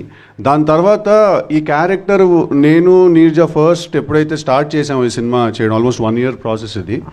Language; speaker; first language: Telugu; native; Telugu